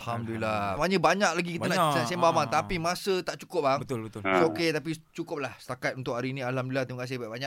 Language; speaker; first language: Malay; native; Malay